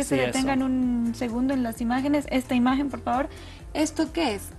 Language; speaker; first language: Spanish; native; Spanish